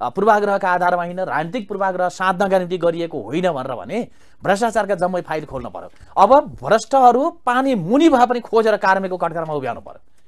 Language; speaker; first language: Nepali; native; Nepali